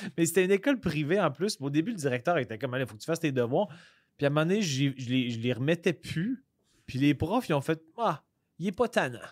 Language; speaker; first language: French; native; French